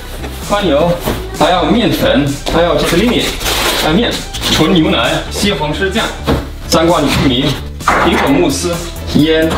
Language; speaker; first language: Chinese; native; Chinese